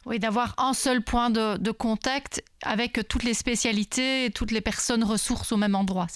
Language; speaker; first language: French; native; French